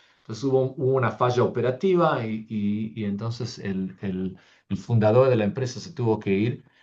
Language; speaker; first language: Spanish; early bilingual, heritage; Spanish